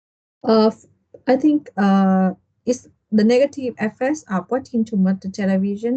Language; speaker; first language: English; non-native, learner; Vietnamese